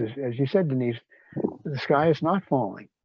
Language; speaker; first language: English; native; English